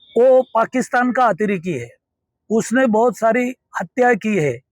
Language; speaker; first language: Hindi; non-native, local second language; Marathi